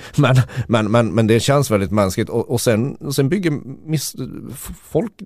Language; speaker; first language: Swedish; native; Swedish